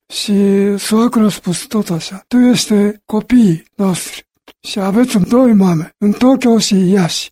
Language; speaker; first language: Romanian; non-native, learner; Japanese